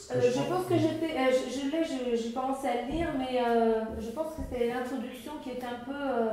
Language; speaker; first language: French; non-native, fluent; Arabic